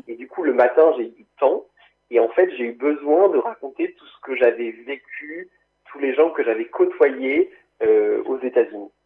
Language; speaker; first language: French; early bilingual, heritage; English